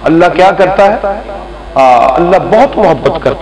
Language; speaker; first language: Hindi; non-native, local second language; Punjabi